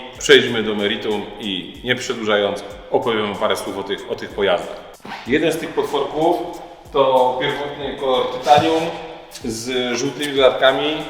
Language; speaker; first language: Polish; native; Polish